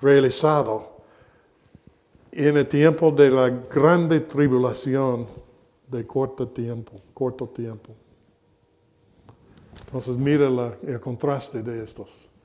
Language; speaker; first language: Spanish; non-native, fluent; English